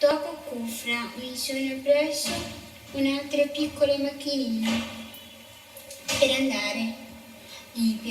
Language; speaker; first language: Italian; non-native, learner; Somali